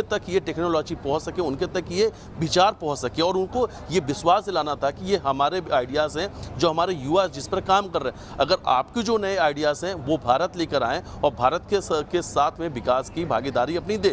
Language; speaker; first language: Hindi; native; Hindi